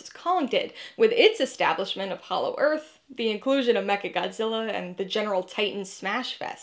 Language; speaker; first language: English; native; English